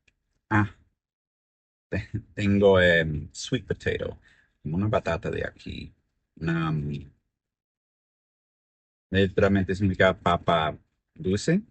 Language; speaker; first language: Spanish; early bilingual, heritage; Spanish